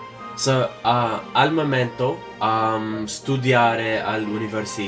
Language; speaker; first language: Italian; non-native, learner; English